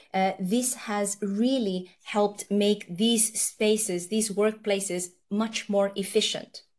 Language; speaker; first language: English; early bilingual, other home language; Nepali